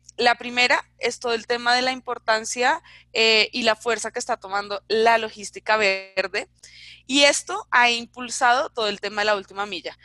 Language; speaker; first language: Spanish; native; Spanish